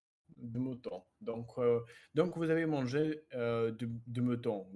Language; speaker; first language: French; non-native, learner; Russian